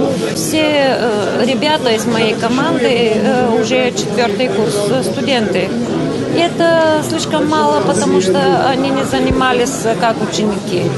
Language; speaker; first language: Russian; non-native, learner; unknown